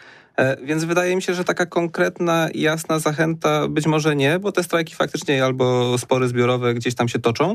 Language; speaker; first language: Polish; native; Polish